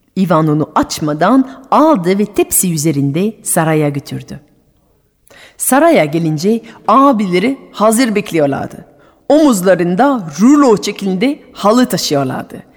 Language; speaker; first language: Turkish; non-native, fluent; French